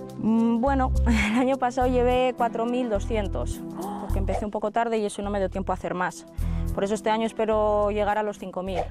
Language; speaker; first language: Spanish; native; Spanish